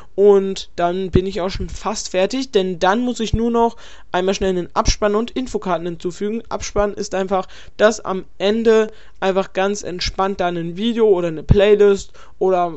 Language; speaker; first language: German; native; German